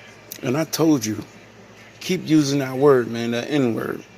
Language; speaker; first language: English; native; English